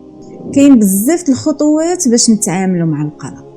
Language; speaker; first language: Arabic; native; Arabic